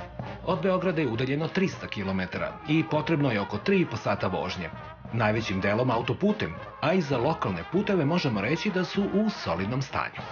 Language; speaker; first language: Serbian; native; Serbian